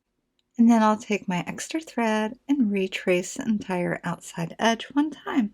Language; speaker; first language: English; native; English